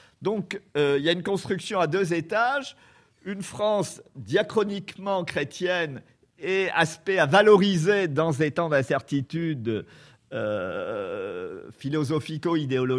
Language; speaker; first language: French; native; French